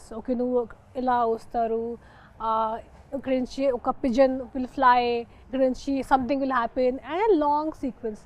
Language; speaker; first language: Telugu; non-native, fluent; Hindi